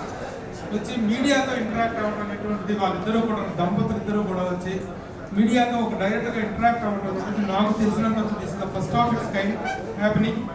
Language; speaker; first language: Telugu; native; Telugu